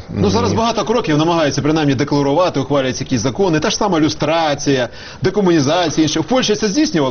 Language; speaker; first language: Ukrainian; native; Ukrainian